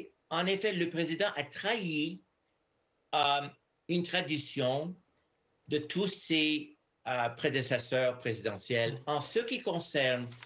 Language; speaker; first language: French; non-native, fluent; English